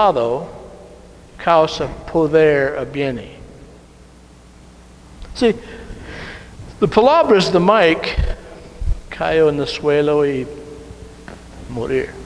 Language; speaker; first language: Spanish; non-native, learner; English